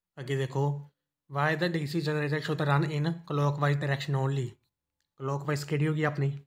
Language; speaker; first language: Hindi; non-native, local second language; Punjabi